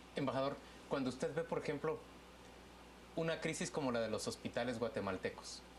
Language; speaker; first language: Spanish; native; Spanish